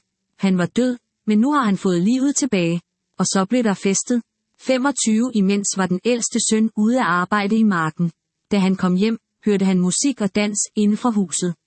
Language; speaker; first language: Danish; native; Danish